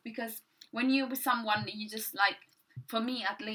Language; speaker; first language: English; non-native, fluent; Italian